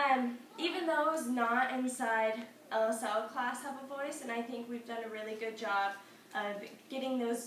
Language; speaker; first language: English; native; English